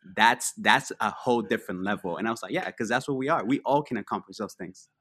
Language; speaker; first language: English; early bilingual, other home language; Spanish